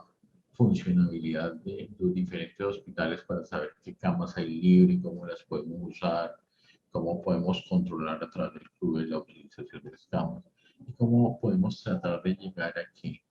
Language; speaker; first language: Spanish; native; Spanish